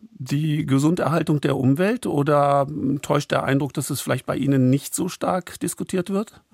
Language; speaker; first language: German; native; German